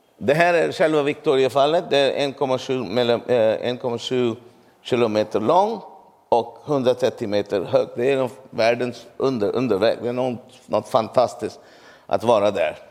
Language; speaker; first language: Swedish; non-native, fluent; Urdu